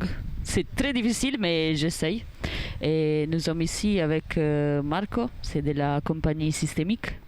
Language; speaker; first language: French; non-native, learner; Italian